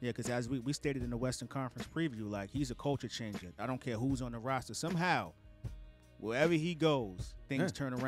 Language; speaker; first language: English; native; English